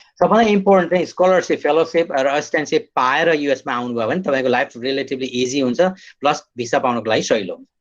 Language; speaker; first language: Nepali; native; Nepali